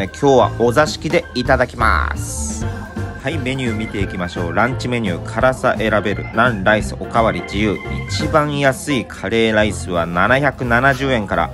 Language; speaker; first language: Japanese; native; Japanese